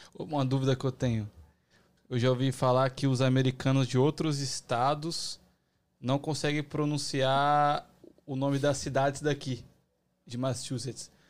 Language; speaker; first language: Portuguese; native; Portuguese